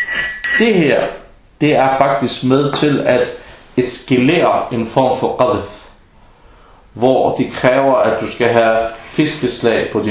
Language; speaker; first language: Danish; non-native, fluent; Arabic